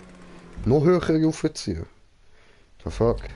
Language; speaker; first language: German; native; German